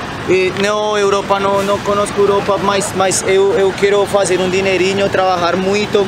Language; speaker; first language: Portuguese; non-native, learner; Spanish